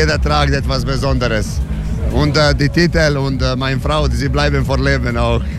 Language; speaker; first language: German; non-native, fluent; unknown